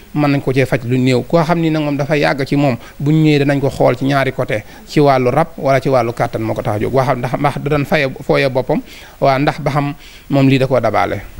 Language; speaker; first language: Wolof; native; Wolof